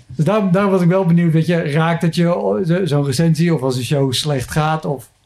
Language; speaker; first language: Dutch; native; Dutch